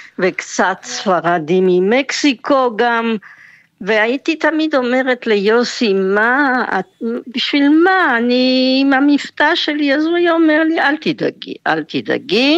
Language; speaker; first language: Hebrew; non-native, fluent; French